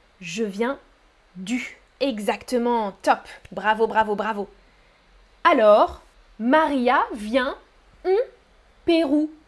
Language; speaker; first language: French; native; French